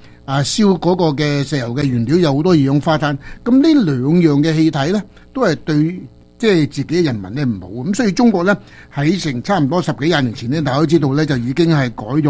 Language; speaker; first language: Chinese; native; Chinese